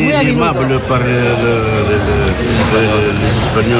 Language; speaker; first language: French; non-native, local second language; Arabic